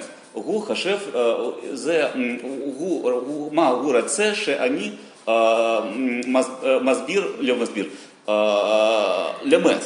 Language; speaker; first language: Hebrew; non-native, learner; Russian